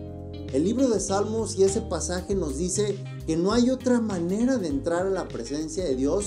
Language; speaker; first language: Spanish; native; Spanish